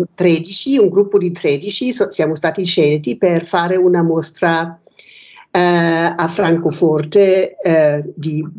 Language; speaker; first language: Italian; non-native, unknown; German